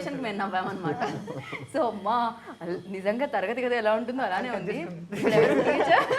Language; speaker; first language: Telugu; native; Telugu